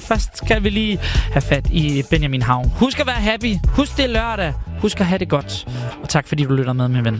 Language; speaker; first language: Danish; native; Danish